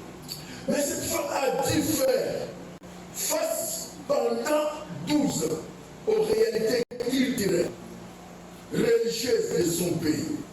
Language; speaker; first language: French; non-native, local second language; Lingala